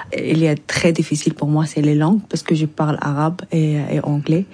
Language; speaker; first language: French; non-native, learner; Arabic